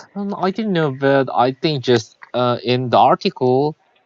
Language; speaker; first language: English; non-native, learner; Korean